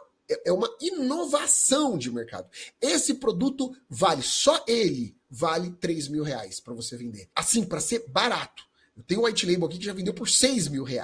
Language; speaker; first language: Portuguese; native; Portuguese